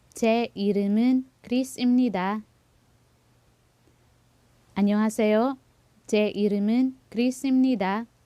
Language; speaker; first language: Korean; non-native, learner; Filipino